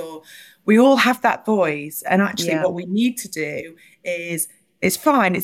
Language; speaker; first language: English; native; English